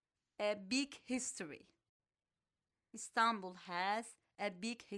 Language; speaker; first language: English; non-native, fluent; Turkish